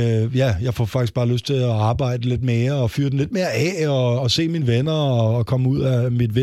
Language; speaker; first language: Danish; native; Danish